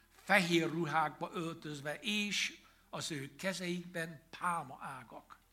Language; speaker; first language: Hungarian; native; Hungarian